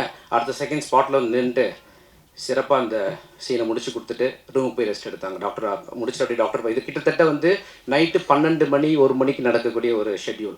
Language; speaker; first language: Tamil; native; Tamil